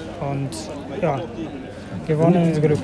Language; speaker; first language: German; non-native, learner; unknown